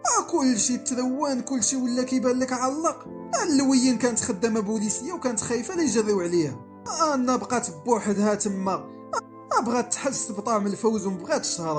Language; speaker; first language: Arabic; native; Arabic